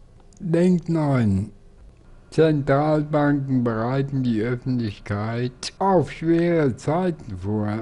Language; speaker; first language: German; native; German